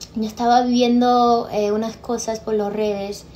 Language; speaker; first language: Spanish; early bilingual, heritage; Spanish